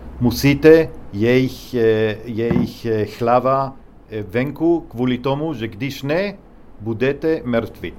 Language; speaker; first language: Czech; non-native, learner; Hebrew